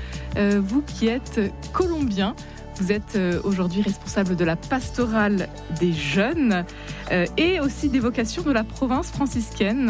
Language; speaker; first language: French; native; French